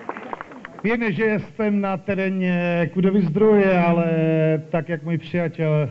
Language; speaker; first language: Polish; non-native, learner; Czech